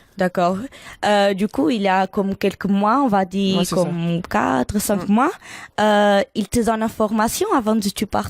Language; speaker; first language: French; non-native, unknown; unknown